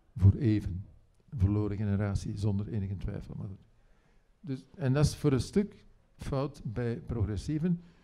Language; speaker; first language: Dutch; native; Dutch